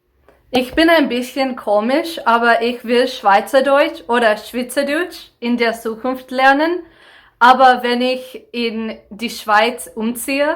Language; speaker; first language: German; non-native, fluent; Telugu